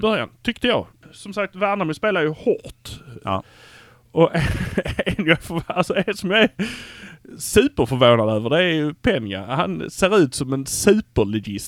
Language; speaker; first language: Swedish; native; Swedish